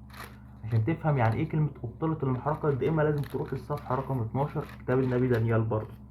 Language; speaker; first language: Arabic; native; Arabic